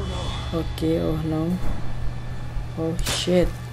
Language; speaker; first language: English; non-native, learner; Indonesian